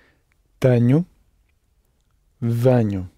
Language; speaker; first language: Portuguese; non-native, learner; English